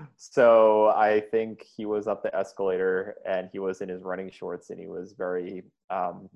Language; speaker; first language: English; early bilingual, other home language; Indonesian